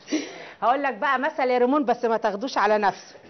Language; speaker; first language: Arabic; native; Arabic